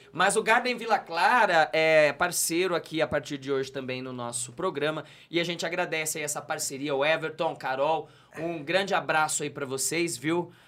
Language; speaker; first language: Portuguese; native; Portuguese